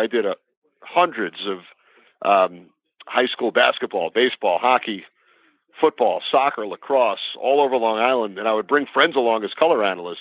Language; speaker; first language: English; native; English